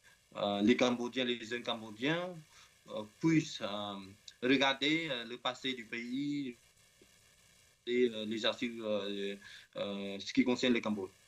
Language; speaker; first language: French; non-native, learner; Khmer